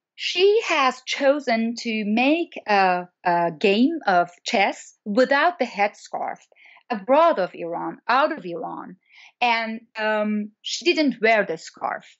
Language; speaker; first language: English; non-native, fluent; Persian